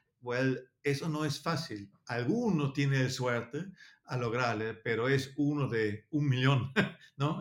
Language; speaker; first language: Spanish; non-native, learner; Danish